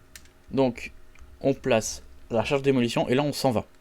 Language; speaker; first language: French; native; French